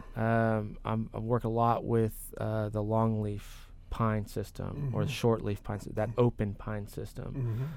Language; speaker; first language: English; native; English